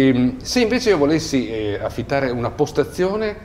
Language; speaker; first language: Italian; native; Italian